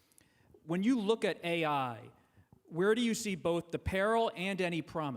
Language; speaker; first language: English; native; English